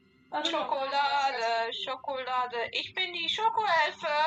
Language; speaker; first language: German; non-native, learner; English